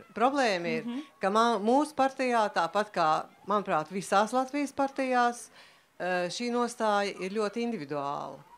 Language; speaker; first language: Latvian; native; Latvian